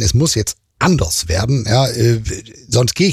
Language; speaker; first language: German; native; German